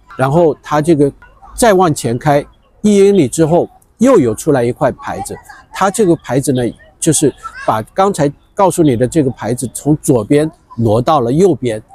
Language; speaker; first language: Chinese; native; Chinese